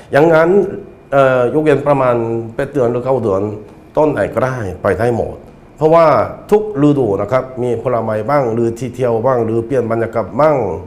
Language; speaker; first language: Thai; non-native, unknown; Korean